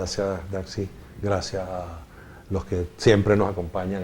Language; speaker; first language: Spanish; native; Spanish